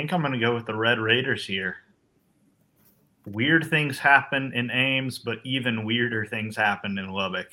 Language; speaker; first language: English; native; English